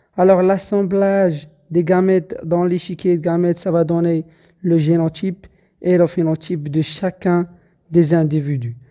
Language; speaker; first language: French; non-native, local second language; Arabic